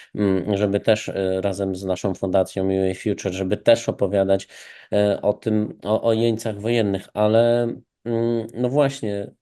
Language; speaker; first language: Polish; native; Polish